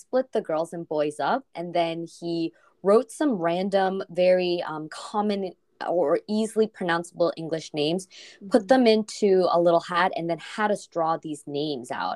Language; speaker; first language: English; non-native, fluent; Korean